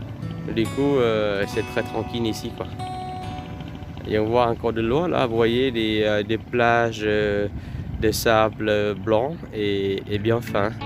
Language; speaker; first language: French; non-native, fluent; Vietnamese